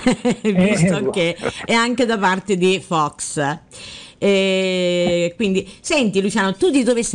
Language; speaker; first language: Italian; native; Italian